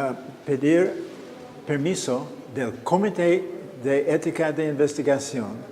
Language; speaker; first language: Spanish; non-native, fluent; English